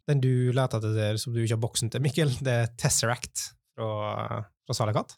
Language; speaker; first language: Norwegian; native; Norwegian